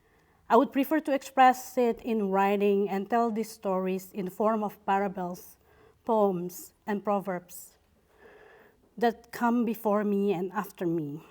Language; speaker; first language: English; non-native, fluent; Indonesian